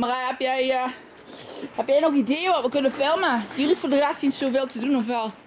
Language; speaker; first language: Dutch; native; Dutch